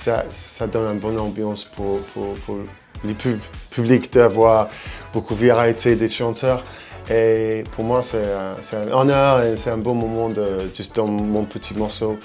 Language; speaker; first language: French; non-native, fluent; English